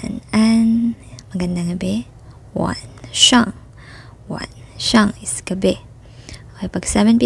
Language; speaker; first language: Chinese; non-native, fluent; Filipino